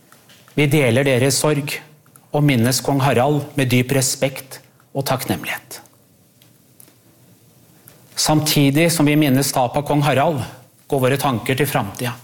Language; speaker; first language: Norwegian; native; Norwegian